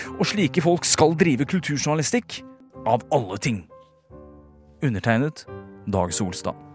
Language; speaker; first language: Norwegian; native; Norwegian